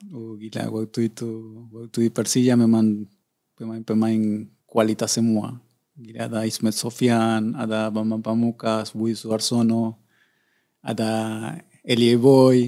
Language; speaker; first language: Indonesian; non-native, fluent; Spanish